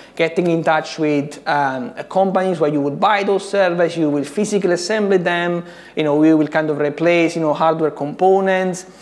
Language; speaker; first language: English; non-native, fluent; Italian